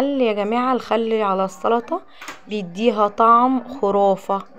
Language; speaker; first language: Arabic; native; Arabic